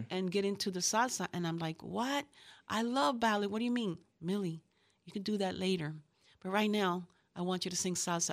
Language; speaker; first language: English; early bilingual, other home language; Spanish